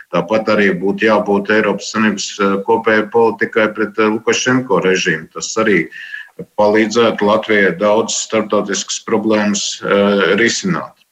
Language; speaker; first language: Latvian; non-native, local second language; Russian